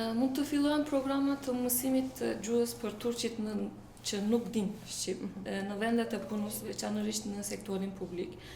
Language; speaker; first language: Albanian; non-native, local second language; Turkish